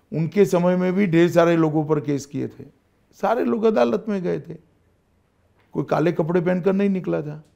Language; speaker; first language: Hindi; non-native, local second language; Gujarati